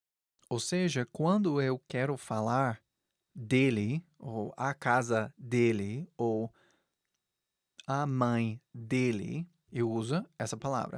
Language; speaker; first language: Portuguese; non-native, fluent; English